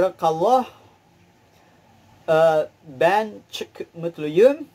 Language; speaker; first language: Turkish; non-native, learner; Indonesian